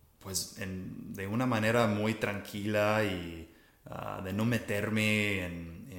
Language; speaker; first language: Spanish; non-native, fluent; English